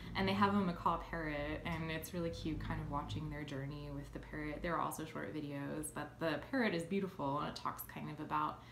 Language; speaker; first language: English; native; English